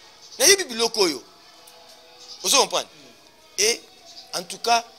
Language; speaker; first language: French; non-native, local second language; Lingala